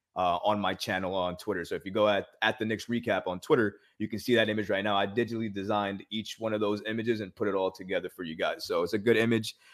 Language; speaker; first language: English; native; English